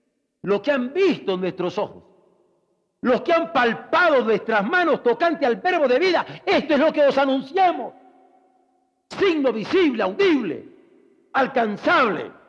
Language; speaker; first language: Spanish; native; Spanish